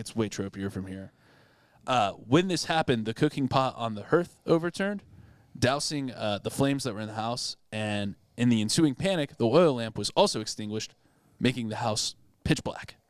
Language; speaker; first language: English; native; English